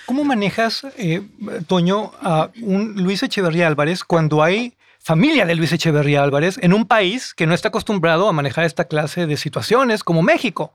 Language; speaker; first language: Spanish; native; Spanish